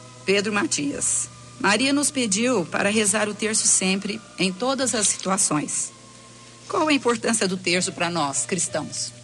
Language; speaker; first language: Portuguese; native; Portuguese